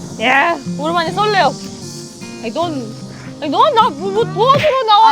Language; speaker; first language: Korean; non-native, fluent; German